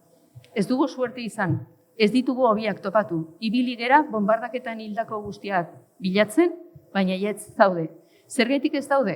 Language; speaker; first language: Basque; native; Basque